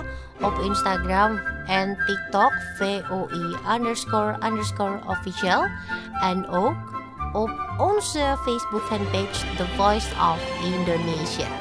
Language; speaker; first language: Dutch; non-native, learner; Indonesian